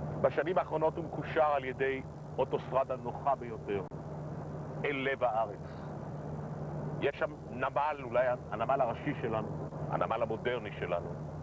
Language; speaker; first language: Hebrew; native; Hebrew